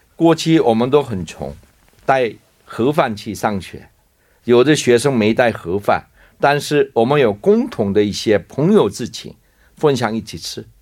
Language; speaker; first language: Chinese; non-native, fluent; Korean